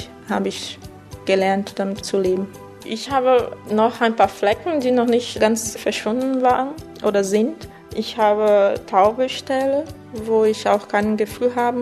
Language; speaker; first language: German; non-native, fluent; Portuguese